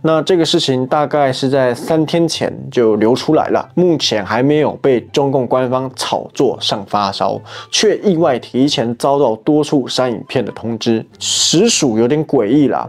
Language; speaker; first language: Chinese; native; Chinese